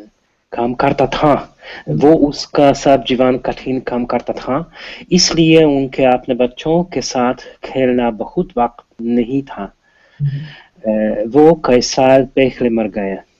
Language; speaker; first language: Hindi; non-native, learner; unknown